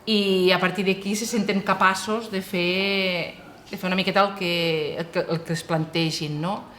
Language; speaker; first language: Catalan; native; Catalan